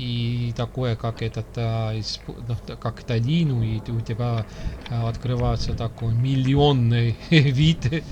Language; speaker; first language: Russian; non-native, local second language; Estonian